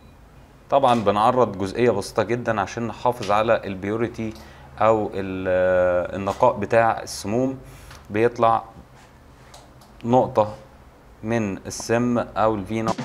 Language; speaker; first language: Arabic; native; Arabic